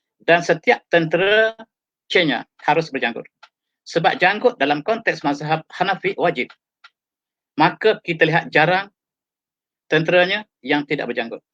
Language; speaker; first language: Malay; native; Malay